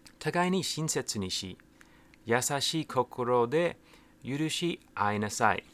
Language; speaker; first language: Japanese; non-native, fluent; English